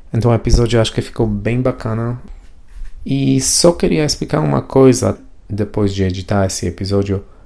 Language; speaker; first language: Portuguese; non-native, fluent; Polish